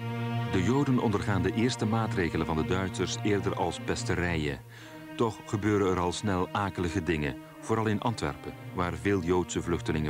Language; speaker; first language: Dutch; native; Dutch